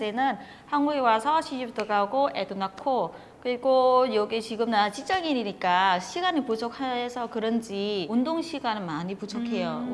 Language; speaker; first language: Korean; non-native, fluent; Vietnamese